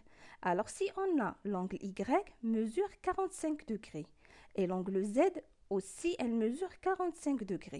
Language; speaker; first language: French; non-native, local second language; Arabic